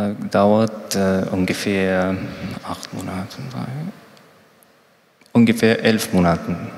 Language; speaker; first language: German; non-native, learner; Arabic